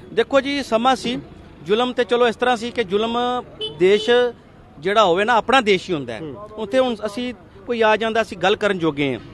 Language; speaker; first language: Punjabi; early bilingual, heritage; Punjabi